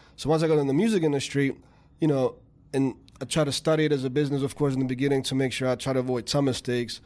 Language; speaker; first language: English; early bilingual, other home language; Slovak